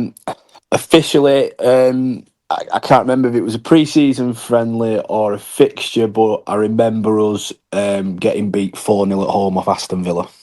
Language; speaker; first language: English; native; English